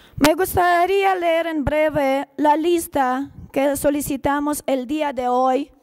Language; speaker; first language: Spanish; non-native, fluent; Ukrainian